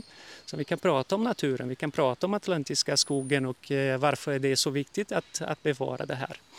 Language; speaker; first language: Swedish; early bilingual, heritage; Portuguese